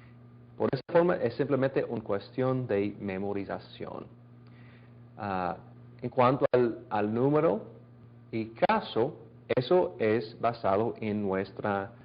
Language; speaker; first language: Spanish; non-native, fluent; English